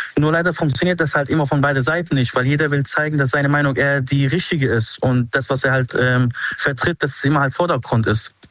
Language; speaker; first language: German; early bilingual, other home language; Arabic